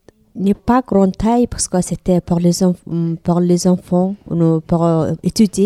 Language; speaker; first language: French; non-native, learner; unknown